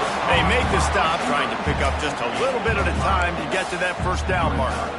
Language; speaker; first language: English; native; English